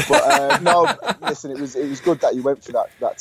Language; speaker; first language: English; native; English